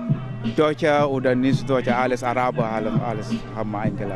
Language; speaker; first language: German; non-native, learner; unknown